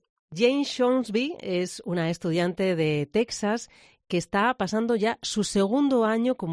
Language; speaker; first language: Spanish; native; Spanish